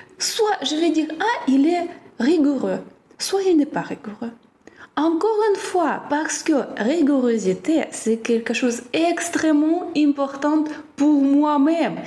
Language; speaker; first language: French; non-native, fluent; Ukrainian